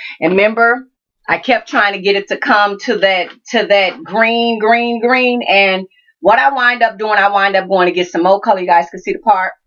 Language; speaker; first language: English; native; English